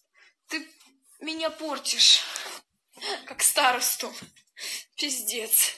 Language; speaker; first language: Russian; native; Russian